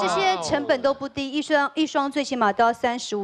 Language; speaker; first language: Chinese; native; Chinese